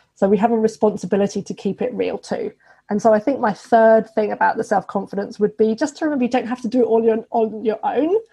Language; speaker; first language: English; native; English